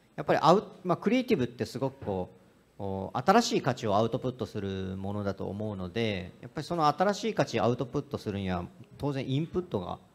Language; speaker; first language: Japanese; native; Japanese